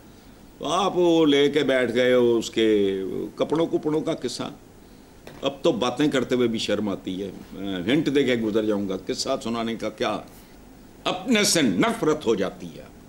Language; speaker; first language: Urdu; non-native, local second language; Punjabi